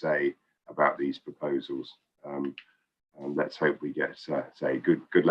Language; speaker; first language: English; native; English